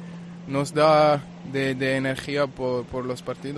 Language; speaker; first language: Spanish; non-native, fluent; German